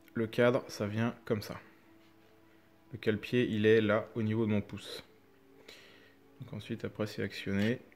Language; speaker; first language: French; native; French